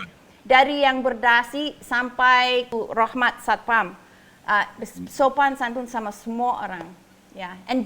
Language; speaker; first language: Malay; non-native, fluent; English